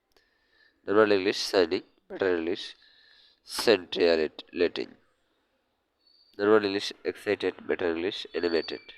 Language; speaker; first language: English; non-native, learner; Bangla